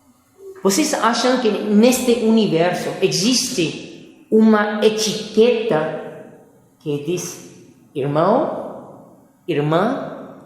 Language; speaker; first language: Portuguese; non-native, fluent; Spanish